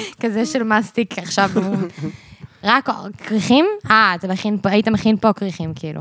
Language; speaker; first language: Hebrew; early bilingual, other home language; English